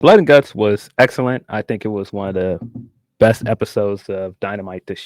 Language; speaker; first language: English; native; English